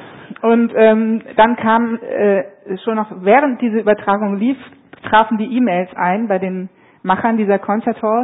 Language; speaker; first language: German; native; German